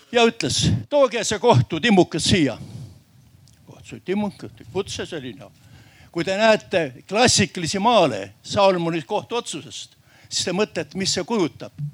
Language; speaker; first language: Estonian; native; Estonian